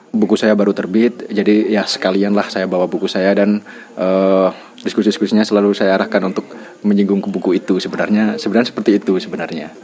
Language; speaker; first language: Indonesian; native; Indonesian